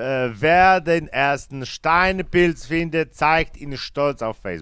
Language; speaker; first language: German; non-native, fluent; Polish